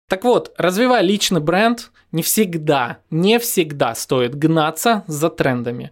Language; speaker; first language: Russian; native; Russian